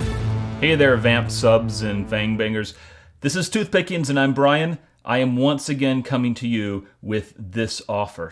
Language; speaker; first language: English; native; English